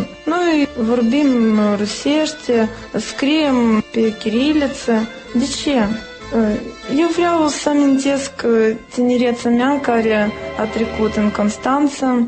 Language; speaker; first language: Romanian; non-native, local second language; Russian